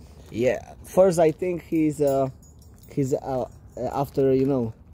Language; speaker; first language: English; non-native, learner; Polish